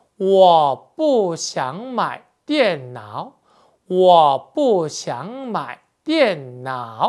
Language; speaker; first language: Chinese; non-native, fluent; Korean